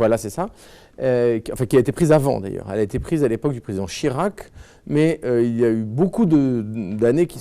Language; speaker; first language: French; native; French